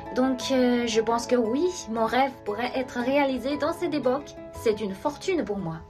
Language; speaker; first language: French; non-native, fluent; Chinese